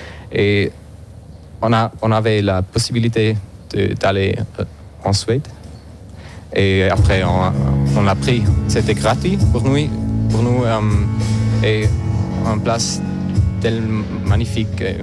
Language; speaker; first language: French; non-native, learner; Swiss German